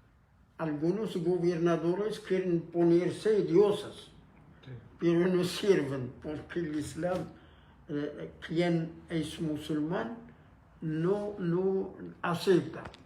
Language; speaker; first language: Spanish; non-native, fluent; Arabic